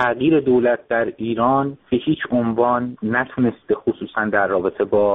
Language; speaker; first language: Persian; native; Persian